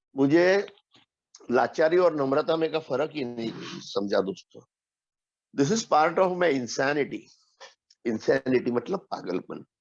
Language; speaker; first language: Hindi; non-native, local second language; Marathi